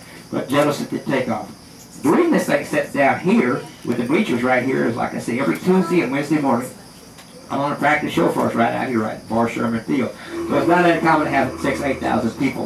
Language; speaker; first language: English; native; English